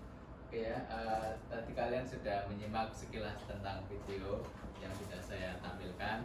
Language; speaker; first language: Indonesian; native; Indonesian